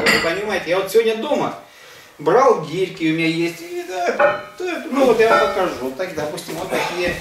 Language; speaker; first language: Russian; native; Russian